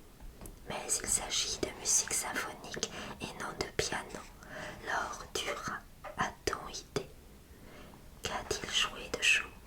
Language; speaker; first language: French; native; French